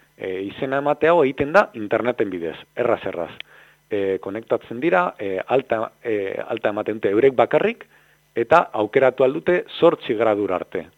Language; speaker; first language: Basque; native; Basque